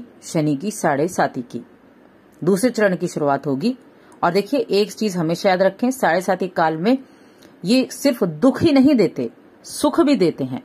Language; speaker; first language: Hindi; native; Hindi